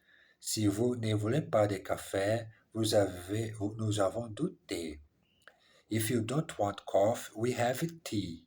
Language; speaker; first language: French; non-native, learner; English